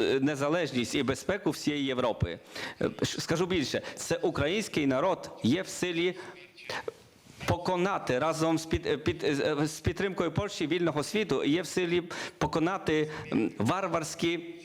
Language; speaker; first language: Ukrainian; non-native, learner; Polish